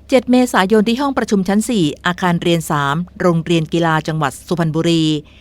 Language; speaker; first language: Thai; native; Thai